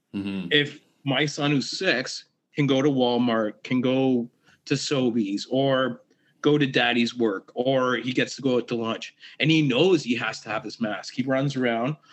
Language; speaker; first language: English; native; English